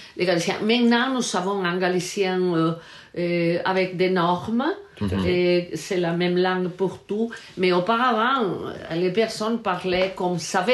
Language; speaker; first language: French; non-native, learner; Galician